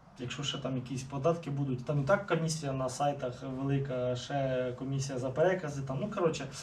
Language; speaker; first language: Ukrainian; non-native, local second language; Russian